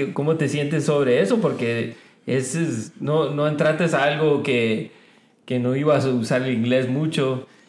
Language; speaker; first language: Spanish; early bilingual, heritage; Spanish